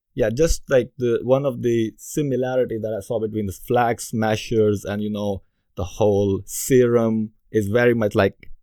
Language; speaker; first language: English; non-native, local second language; Urdu